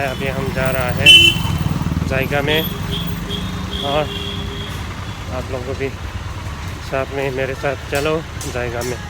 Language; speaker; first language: Hindi; non-native, local second language; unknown